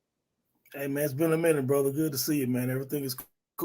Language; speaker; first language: English; native; English